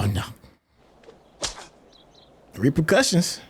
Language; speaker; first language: English; native; English